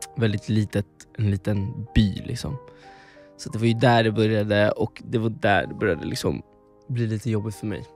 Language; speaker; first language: Swedish; early bilingual, other home language; Spanish